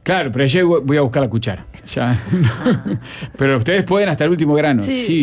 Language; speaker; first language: Spanish; native; Spanish